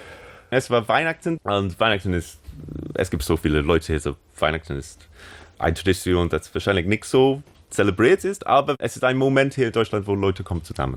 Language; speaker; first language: German; non-native, learner; English